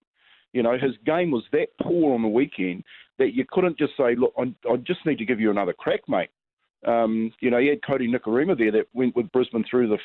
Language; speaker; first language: English; native; English